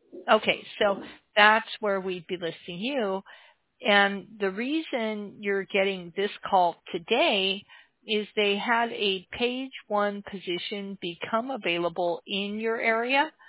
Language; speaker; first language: English; native; English